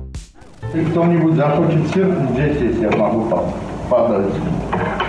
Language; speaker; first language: Russian; non-native, fluent; Armenian